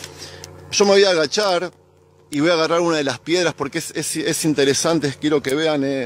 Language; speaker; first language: Spanish; native; Spanish